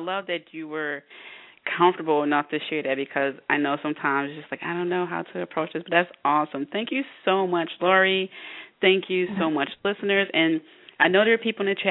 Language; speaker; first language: English; native; English